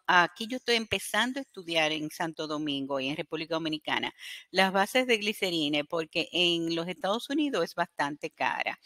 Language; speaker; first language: Spanish; native; Spanish